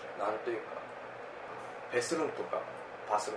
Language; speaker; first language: Japanese; non-native, fluent; Korean